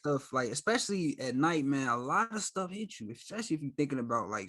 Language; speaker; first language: English; native; English